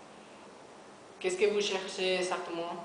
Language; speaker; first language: French; non-native, learner; Spanish